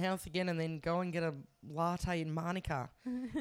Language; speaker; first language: English; native; English